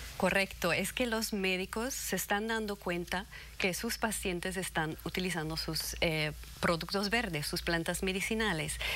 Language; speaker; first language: Spanish; non-native, fluent; Dutch